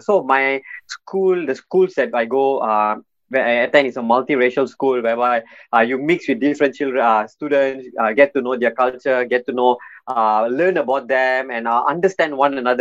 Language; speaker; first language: English; non-native, local second language; Tamil